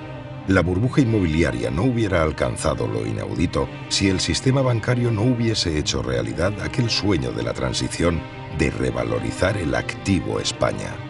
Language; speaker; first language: Spanish; native; Spanish